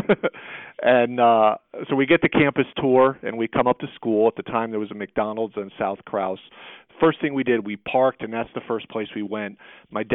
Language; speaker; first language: English; native; English